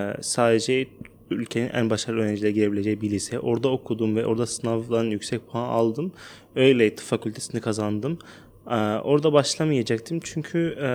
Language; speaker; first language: Turkish; non-native, fluent; Arabic